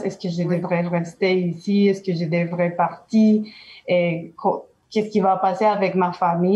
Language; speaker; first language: French; non-native, learner; Spanish